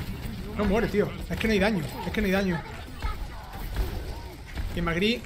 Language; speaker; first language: Spanish; native; Spanish